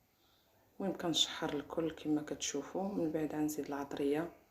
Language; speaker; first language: Arabic; native; Arabic